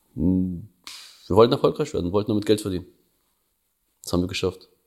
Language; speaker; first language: German; early bilingual, other home language; Albanian